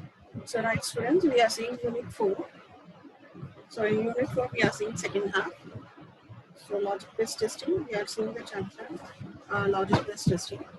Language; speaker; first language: English; non-native, local second language; Telugu